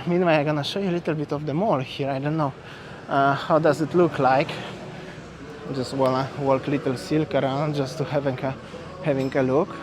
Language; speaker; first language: English; non-native, fluent; Polish